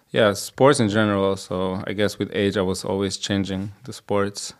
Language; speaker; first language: English; non-native, fluent; Slovenian